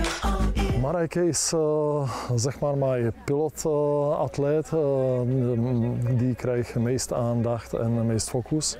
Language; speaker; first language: Dutch; non-native, learner; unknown